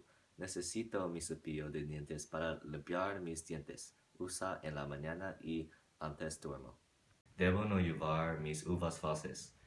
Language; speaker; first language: Spanish; non-native, learner; English